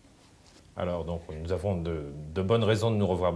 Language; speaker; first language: French; native; French